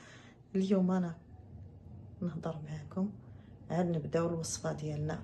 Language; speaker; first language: Arabic; native; Arabic